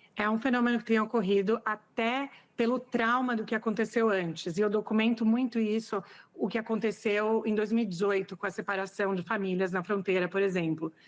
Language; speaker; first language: Portuguese; native; Portuguese